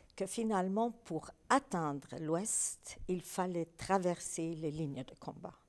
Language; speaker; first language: French; early bilingual, other home language; Polish